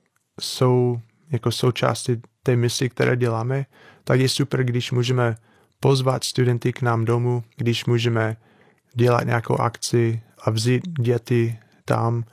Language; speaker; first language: Czech; non-native, fluent; English